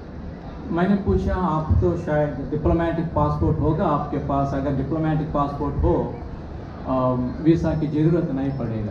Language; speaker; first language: Hindi; non-native, local second language; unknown